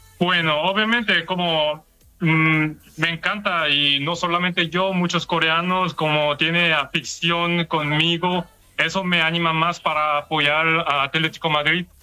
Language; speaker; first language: Spanish; non-native, learner; Korean